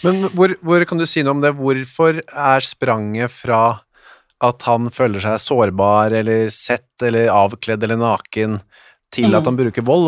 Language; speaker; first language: Norwegian; native; Norwegian